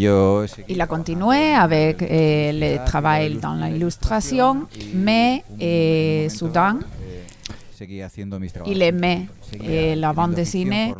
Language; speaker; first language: French; non-native, learner; Spanish